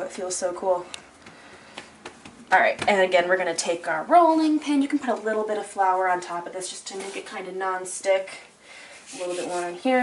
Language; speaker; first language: English; native; English